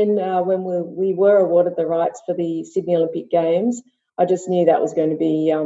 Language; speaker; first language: English; native; English